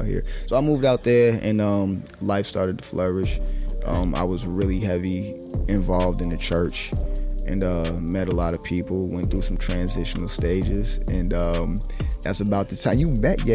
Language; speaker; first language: English; native; English